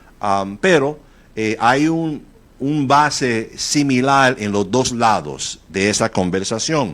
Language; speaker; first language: Spanish; native; Spanish